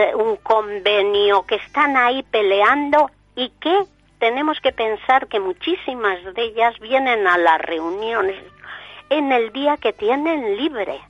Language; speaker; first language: Spanish; native; Spanish